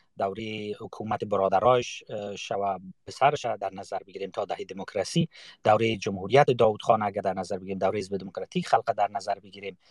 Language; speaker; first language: Persian; native; Persian